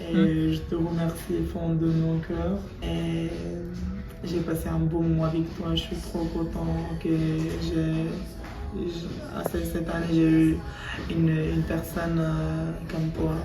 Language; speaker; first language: French; non-native, learner; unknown